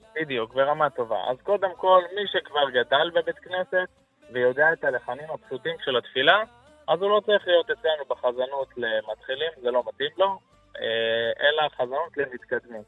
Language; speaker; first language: Hebrew; native; Hebrew